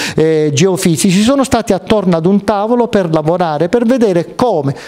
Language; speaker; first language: Italian; native; Italian